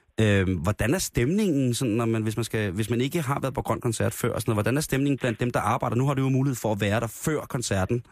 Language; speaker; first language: Danish; native; Danish